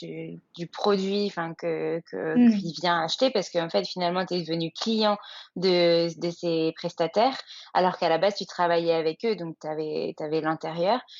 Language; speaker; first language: French; native; French